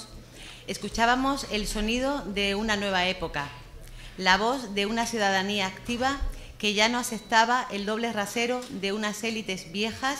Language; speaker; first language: Spanish; native; Spanish